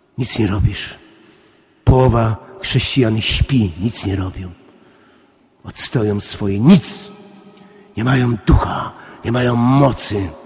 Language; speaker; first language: Polish; native; Polish